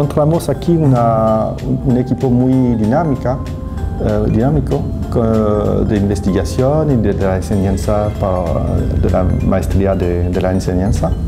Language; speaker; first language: Spanish; non-native, fluent; French